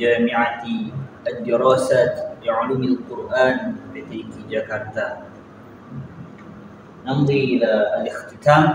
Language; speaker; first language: Arabic; non-native, learner; Indonesian